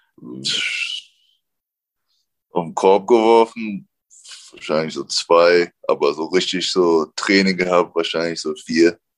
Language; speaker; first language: German; early bilingual, other home language; English